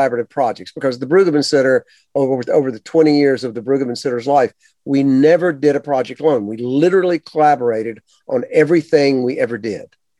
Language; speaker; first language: English; native; English